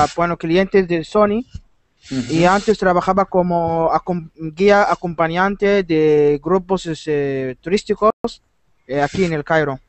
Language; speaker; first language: Spanish; non-native, fluent; Arabic